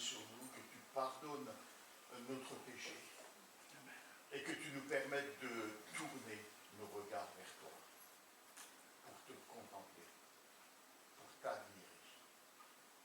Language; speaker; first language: French; native; French